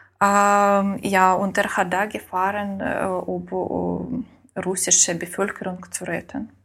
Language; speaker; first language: German; non-native, learner; Ukrainian